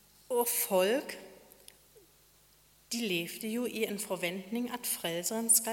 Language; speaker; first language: Norwegian; non-native, fluent; German